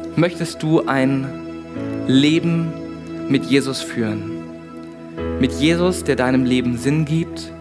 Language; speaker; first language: German; native; German